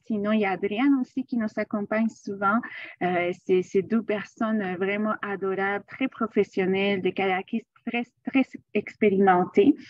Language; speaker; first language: French; non-native, fluent; Spanish